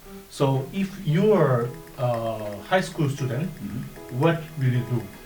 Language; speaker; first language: English; non-native, learner; Japanese